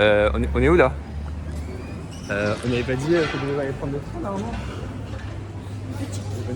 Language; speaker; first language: French; native; French